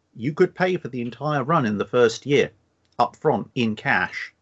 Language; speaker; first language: English; native; English